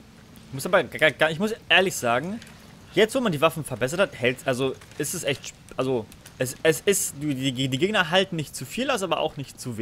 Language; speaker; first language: German; native; German